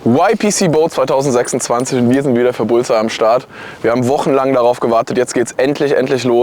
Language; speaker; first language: German; native; German